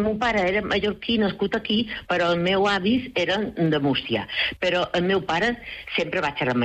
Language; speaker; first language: Catalan; non-native, local second language; Spanish